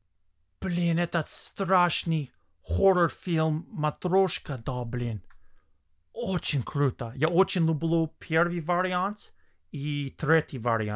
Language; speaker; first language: Russian; non-native, fluent; English